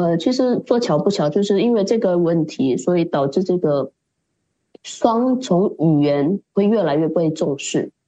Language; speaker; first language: Chinese; early bilingual, heritage; Chinese